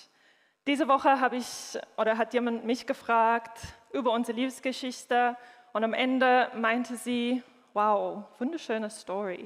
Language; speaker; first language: German; non-native, fluent; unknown